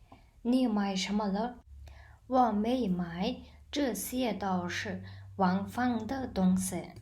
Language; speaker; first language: Chinese; non-native, fluent; Mongolian